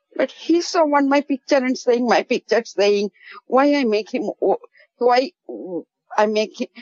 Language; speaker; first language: English; non-native, local second language; Bangla